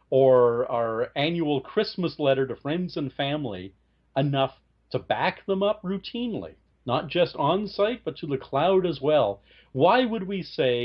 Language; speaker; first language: English; native; English